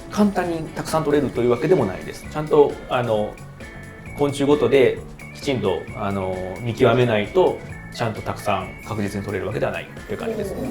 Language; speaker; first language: Japanese; native; Japanese